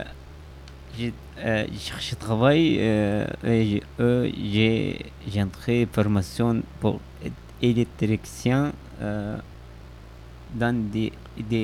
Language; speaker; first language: French; non-native, learner; Arabic